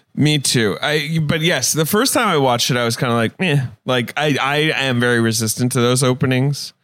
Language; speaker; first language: English; native; English